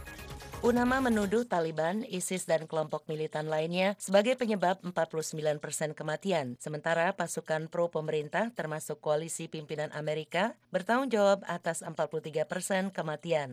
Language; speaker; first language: Indonesian; native; Indonesian